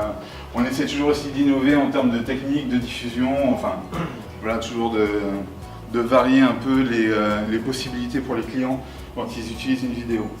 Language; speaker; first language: French; native; French